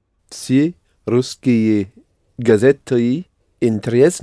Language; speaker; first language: Russian; non-native, learner; English